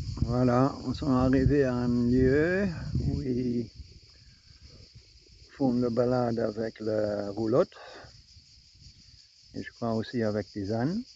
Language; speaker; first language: French; non-native, learner; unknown